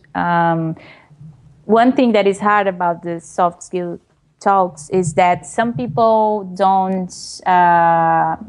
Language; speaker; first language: English; non-native, fluent; Portuguese